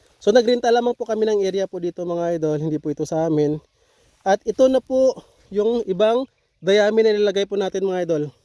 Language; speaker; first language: Filipino; non-native, local second language; Hiligaynon